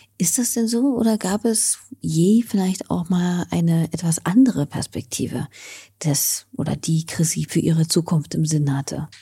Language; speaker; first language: German; native; German